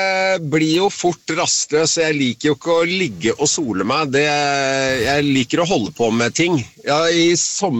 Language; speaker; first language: Norwegian; native; Norwegian